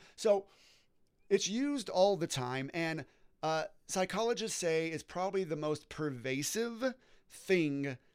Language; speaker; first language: English; native; English